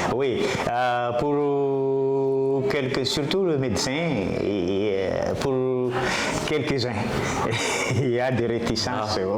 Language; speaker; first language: French; non-native, local second language; Malagasy